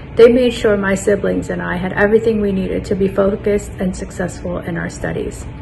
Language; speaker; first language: English; native; English